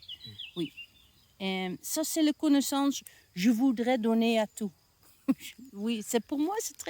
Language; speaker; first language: French; non-native, learner; Dutch